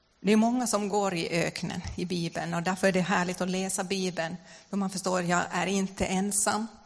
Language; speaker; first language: Swedish; native; Swedish